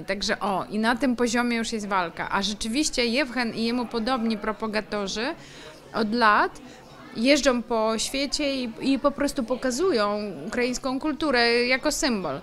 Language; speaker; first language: Polish; non-native, fluent; Ukrainian